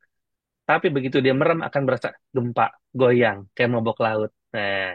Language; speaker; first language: Indonesian; native; Indonesian